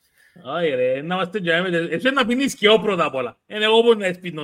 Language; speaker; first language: Greek; native; Greek